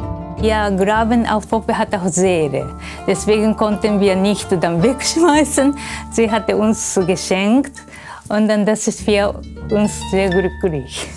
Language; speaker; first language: German; non-native, fluent; Japanese